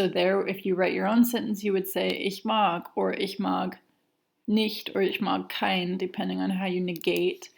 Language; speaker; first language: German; non-native, fluent; English